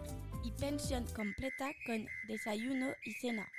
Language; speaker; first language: Spanish; non-native, learner; French